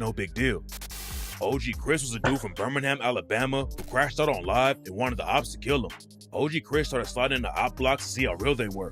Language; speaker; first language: English; native; English